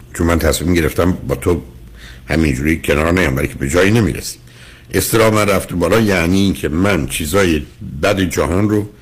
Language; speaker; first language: Persian; native; Persian